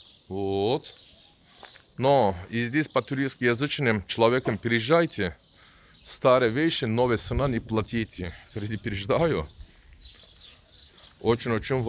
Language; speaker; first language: Russian; non-native, learner; Turkish